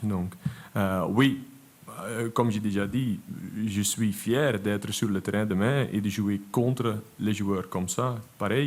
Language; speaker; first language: French; non-native, local second language; Dutch